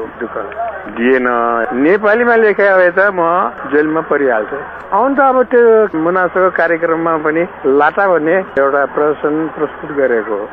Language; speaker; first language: Nepali; non-native, local second language; Newari